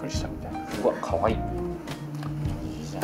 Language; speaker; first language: Japanese; native; Japanese